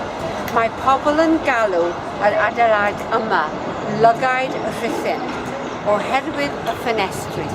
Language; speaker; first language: Welsh; non-native, learner; English